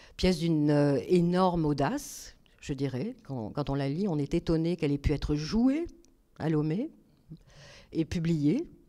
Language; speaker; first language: French; native; French